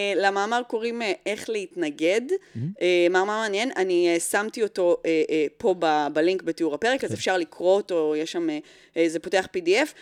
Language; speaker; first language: Hebrew; early bilingual, other home language; English